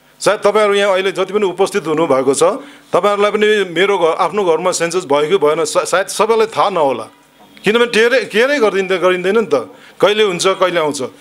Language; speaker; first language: Nepali; native; Nepali